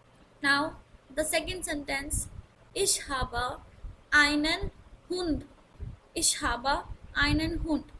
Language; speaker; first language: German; non-native, fluent; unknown